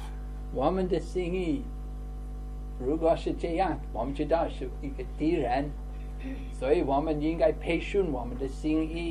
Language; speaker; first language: Chinese; non-native, fluent; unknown